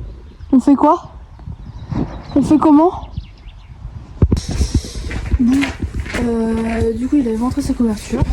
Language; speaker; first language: French; native; French